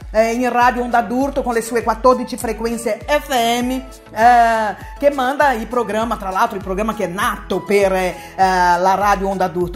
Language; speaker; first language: Italian; non-native, fluent; Portuguese